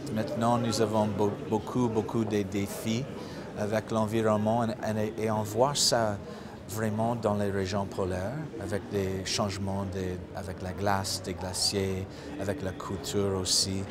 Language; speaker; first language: French; non-native, fluent; English